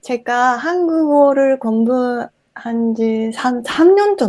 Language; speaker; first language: Korean; non-native, fluent; Japanese